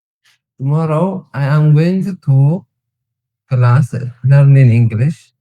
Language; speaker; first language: English; non-native, learner; Tigrinya